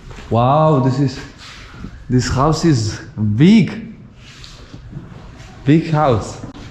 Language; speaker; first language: English; non-native, learner; Polish